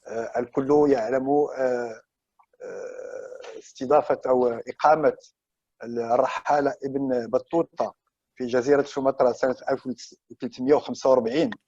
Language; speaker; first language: Arabic; native; Arabic